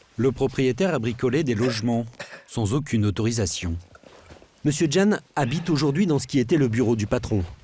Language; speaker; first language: French; native; French